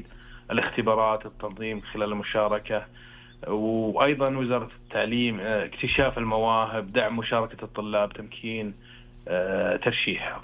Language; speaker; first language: Arabic; native; Arabic